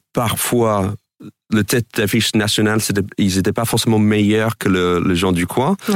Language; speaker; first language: French; non-native, fluent; English